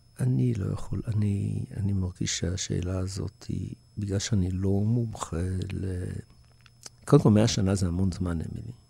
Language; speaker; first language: Hebrew; early bilingual, other home language; English